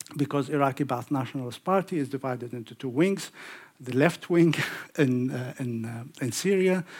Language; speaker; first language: English; non-native, fluent; Arabic